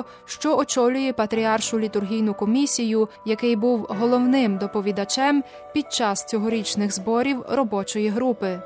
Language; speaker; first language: Ukrainian; native; Ukrainian